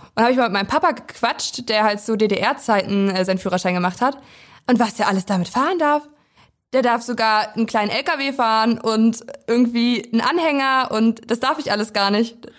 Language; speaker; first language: German; native; German